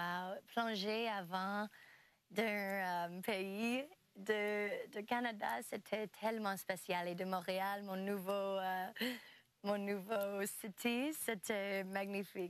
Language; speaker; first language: French; non-native, local second language; English